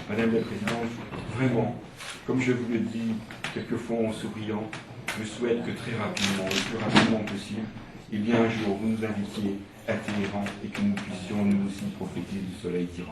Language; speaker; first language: French; native; French